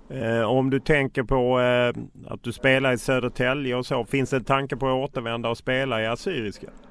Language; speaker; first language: Swedish; native; Swedish